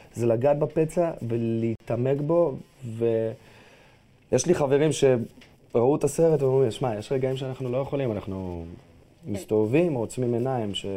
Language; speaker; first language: Hebrew; early bilingual, other home language; Russian